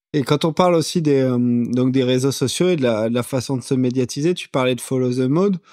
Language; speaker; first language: French; native; French